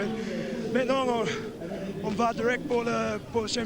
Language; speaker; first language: French; non-native, fluent; English